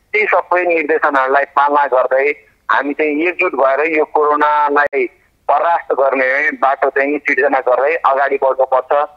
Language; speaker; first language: Nepali; non-native, local second language; Maithili